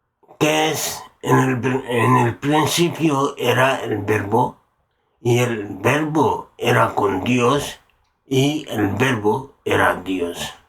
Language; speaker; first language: Spanish; non-native, learner; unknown